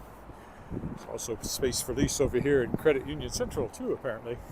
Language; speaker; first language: English; native; English